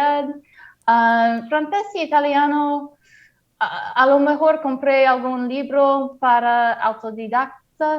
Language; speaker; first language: Spanish; non-native, fluent; English